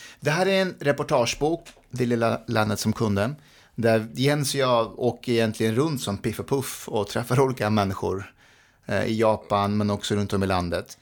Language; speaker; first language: Swedish; early bilingual, other home language; Persian